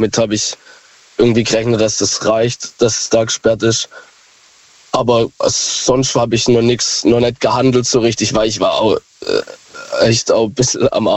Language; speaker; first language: German; native; German